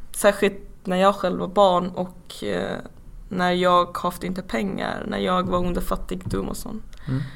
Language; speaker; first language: Swedish; non-native, fluent; Persian